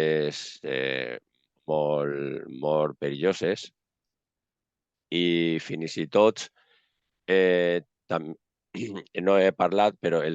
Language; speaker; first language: Catalan; non-native, local second language; Spanish